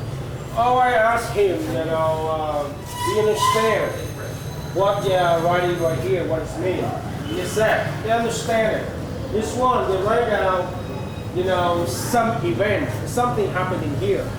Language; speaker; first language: English; non-native, fluent; Vietnamese